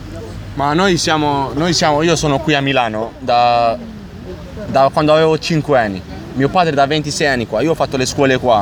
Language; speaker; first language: Italian; early bilingual, other home language; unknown